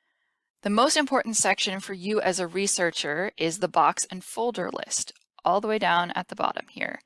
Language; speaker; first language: English; native; English